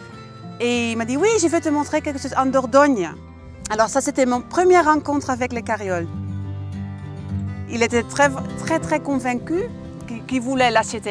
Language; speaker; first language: French; non-native, fluent; Dutch